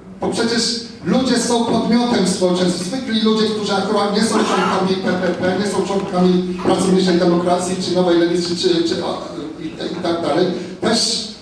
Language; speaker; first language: Polish; non-native, fluent; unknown